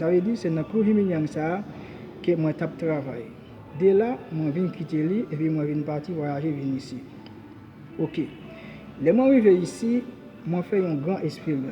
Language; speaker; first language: French; non-native, learner; Haitian Creole